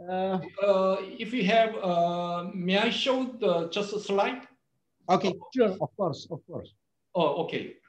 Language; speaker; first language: English; non-native, learner; Korean